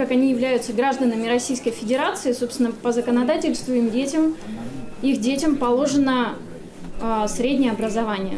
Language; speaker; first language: Russian; native; Russian